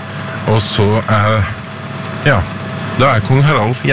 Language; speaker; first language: Norwegian; native; Norwegian